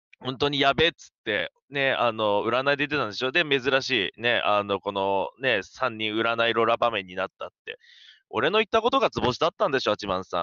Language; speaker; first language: Japanese; native; Japanese